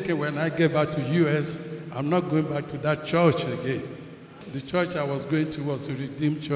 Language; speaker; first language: English; non-native, local second language; Yoruba